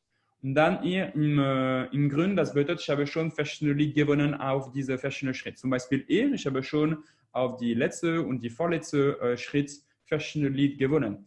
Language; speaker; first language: German; non-native, learner; French